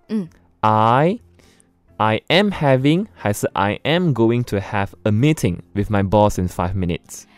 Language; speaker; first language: English; non-native, local second language; Chinese